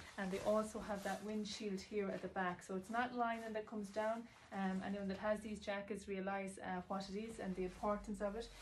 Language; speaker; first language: English; native; English